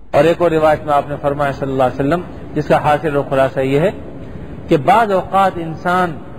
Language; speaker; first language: Urdu; native; Urdu